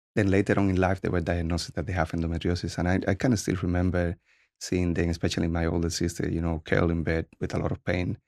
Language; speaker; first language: English; non-native, fluent; Spanish